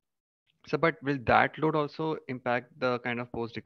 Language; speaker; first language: English; non-native, local second language; Hindi